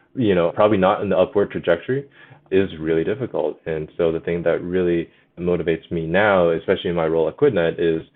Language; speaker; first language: English; early bilingual, other home language; Chinese